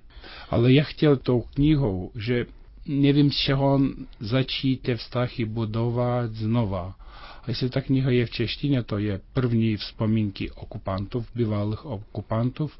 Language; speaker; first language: Czech; non-native, fluent; Lithuanian